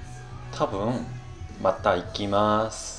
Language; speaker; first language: Japanese; non-native, learner; Korean